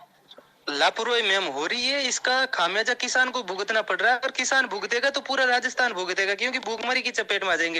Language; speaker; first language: Hindi; native; Hindi